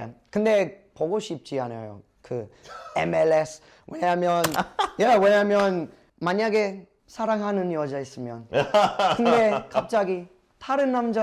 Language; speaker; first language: Korean; non-native, learner; English